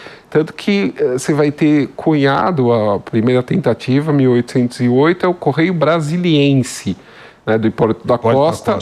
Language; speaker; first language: Portuguese; native; Portuguese